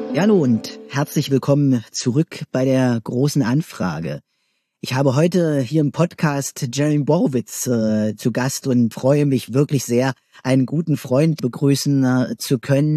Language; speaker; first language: German; native; German